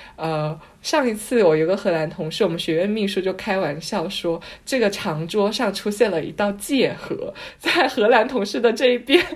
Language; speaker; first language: Chinese; non-native, local second language; Cantonese